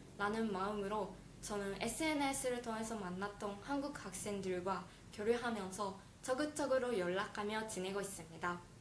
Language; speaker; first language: Korean; non-native, fluent; Japanese